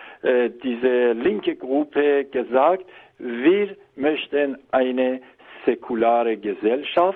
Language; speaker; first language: German; non-native, learner; Persian